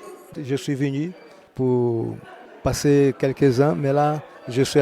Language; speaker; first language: French; non-native, fluent; Portuguese